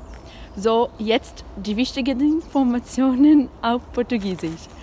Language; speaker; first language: German; non-native, learner; Portuguese